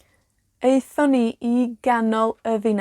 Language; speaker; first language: Welsh; non-native, fluent; Spanish